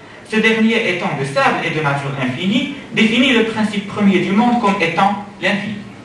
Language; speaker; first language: French; non-native, local second language; Arabic